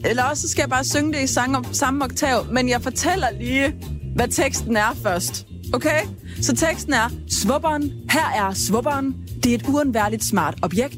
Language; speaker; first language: Danish; native; Danish